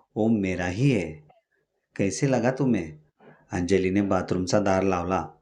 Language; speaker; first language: Hindi; non-native, local second language; Marathi